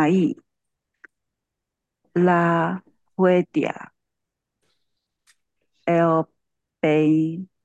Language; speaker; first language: Spanish; non-native, learner; Chinese